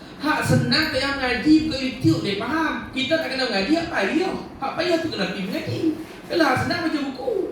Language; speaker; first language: Malay; native; Malay